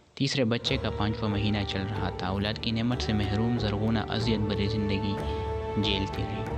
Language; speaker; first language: Urdu; non-native, local second language; Pashto